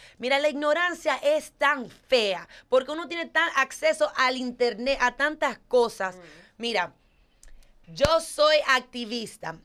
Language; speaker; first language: Spanish; early bilingual, heritage; Spanish